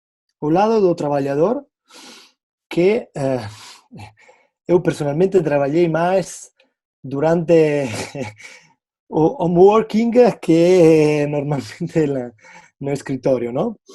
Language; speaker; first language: Portuguese; non-native, fluent; Italian